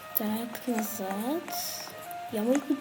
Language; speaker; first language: Russian; non-native, local second language; Kazakh